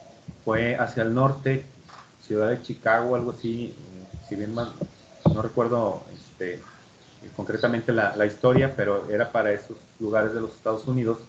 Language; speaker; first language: Spanish; native; Spanish